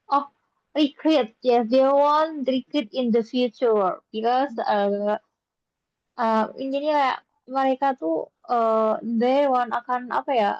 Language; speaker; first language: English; non-native, learner; Indonesian